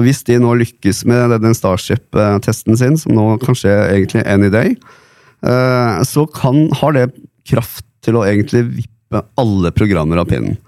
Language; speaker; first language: Norwegian; native; Norwegian